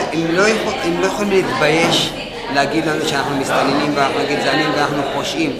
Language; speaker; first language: Hebrew; non-native, fluent; Tigrinya